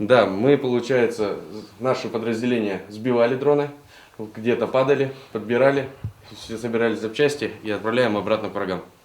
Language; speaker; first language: Russian; native; Russian